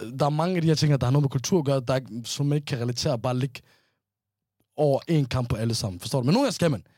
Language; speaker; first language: Danish; early bilingual, other home language; Somali